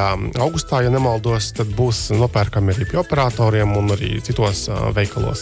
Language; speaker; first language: Latvian; native; Latvian